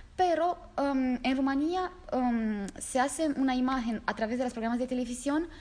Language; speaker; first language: Spanish; non-native, fluent; Romanian